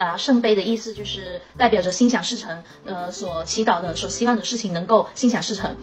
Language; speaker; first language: Chinese; non-native, fluent; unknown